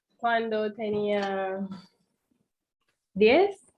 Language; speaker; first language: Spanish; non-native, learner; English